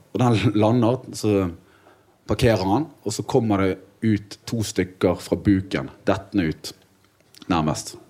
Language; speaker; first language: Norwegian; native; Norwegian